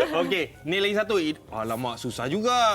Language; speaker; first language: Malay; native; Malay